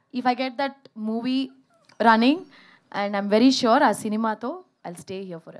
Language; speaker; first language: Telugu; early bilingual, heritage; Telugu